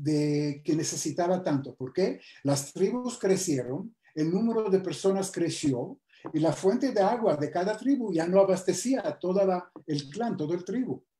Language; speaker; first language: Spanish; non-native, fluent; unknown